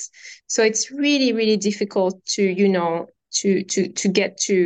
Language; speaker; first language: English; non-native, fluent; French